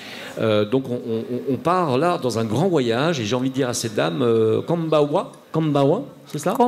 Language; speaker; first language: French; native; French